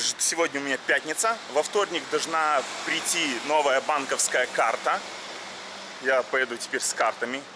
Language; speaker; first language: Russian; native; Russian